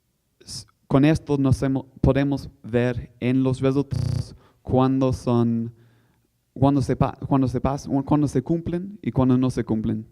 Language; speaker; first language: Spanish; non-native, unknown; English